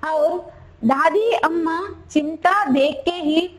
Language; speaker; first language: Hindi; non-native, local second language; Telugu